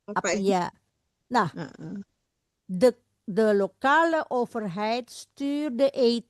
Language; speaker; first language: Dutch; non-native, fluent; Indonesian